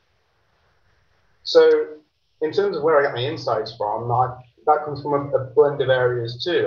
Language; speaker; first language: English; native; English